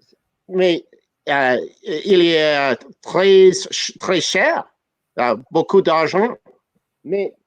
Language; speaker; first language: French; non-native, local second language; English